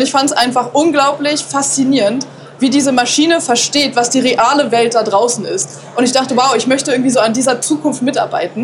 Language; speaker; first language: German; native; German